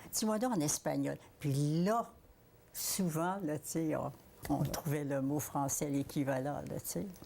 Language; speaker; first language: French; native; French